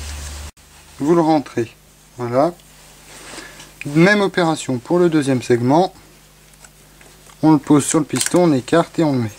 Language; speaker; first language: French; native; French